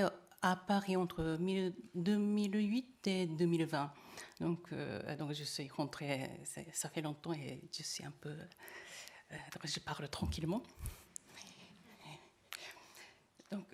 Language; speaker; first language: French; non-native, learner; Japanese